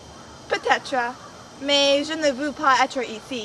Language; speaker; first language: French; non-native, learner; English